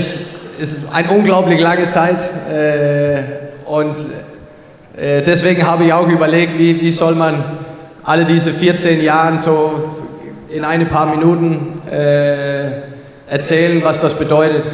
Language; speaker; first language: German; non-native, fluent; Danish